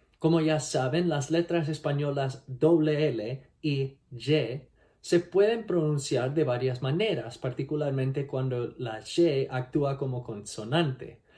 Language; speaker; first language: Spanish; non-native, learner; English